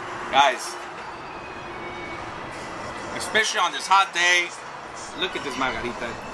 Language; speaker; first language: English; early bilingual, other home language; Spanish